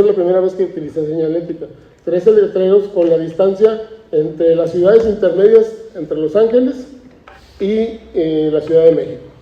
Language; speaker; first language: Spanish; native; Spanish